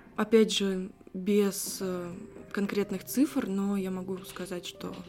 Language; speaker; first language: Russian; native; Russian